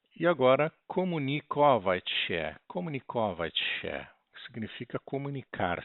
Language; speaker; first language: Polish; non-native, learner; Portuguese